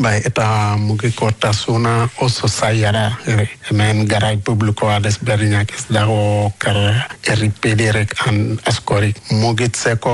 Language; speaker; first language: Basque; non-native, learner; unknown